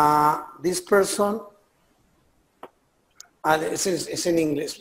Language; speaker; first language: English; non-native, learner; Spanish